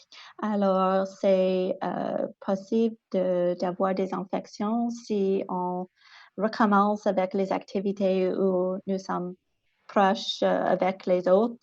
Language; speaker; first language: French; non-native, local second language; English